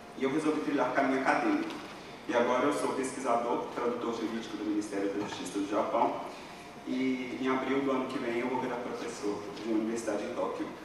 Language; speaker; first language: Portuguese; native; Portuguese